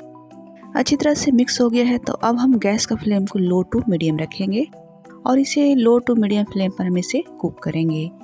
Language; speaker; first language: Hindi; native; Hindi